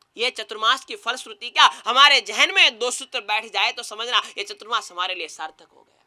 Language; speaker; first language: Hindi; non-native, local second language; Gujarati